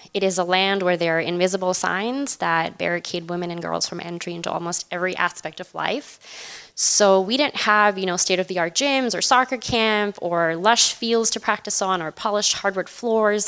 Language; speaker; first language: English; non-native, local second language; Urdu